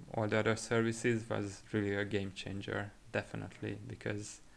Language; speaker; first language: English; non-native, fluent; Hungarian